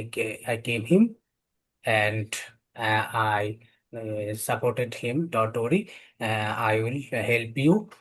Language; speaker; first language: English; non-native, learner; Bangla